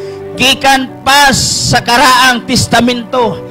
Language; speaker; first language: Cebuano; native; Cebuano